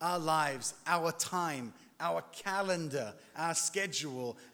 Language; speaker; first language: English; native; English